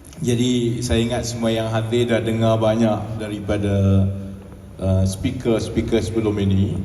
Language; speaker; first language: Malay; native; Malay